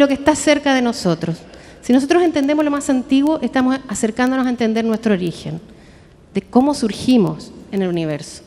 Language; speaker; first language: Spanish; native; Spanish